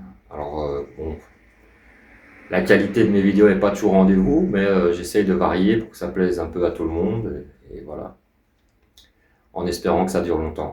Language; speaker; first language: French; native; French